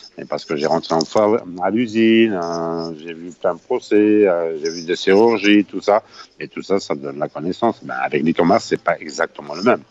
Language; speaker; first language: French; non-native, fluent; Spanish